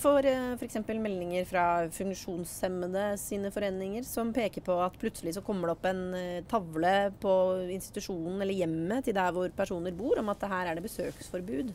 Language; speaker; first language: Norwegian; native; Norwegian